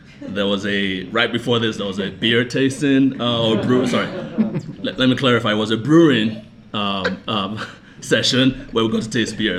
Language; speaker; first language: English; non-native, local second language; Yoruba